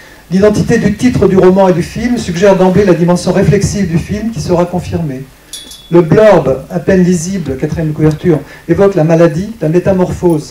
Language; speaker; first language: French; native; French